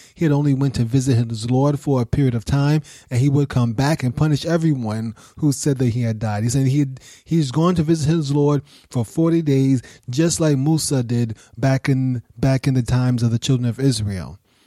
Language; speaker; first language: English; native; English